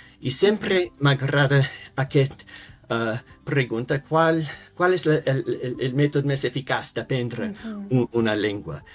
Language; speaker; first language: Catalan; non-native, learner; English